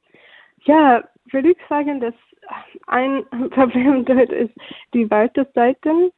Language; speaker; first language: German; non-native, fluent; English